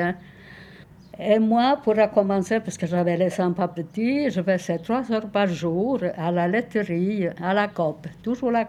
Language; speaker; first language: French; non-native, fluent; Sicilian